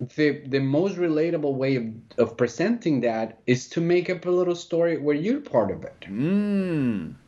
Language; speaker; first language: English; non-native, fluent; Spanish